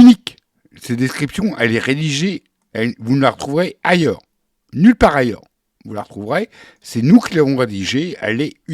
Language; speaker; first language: French; native; French